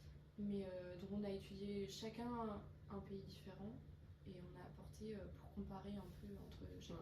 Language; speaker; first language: French; native; French